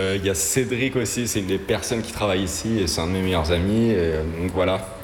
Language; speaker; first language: French; native; French